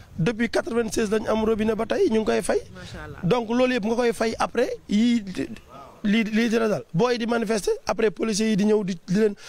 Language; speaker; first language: Wolof; native; Wolof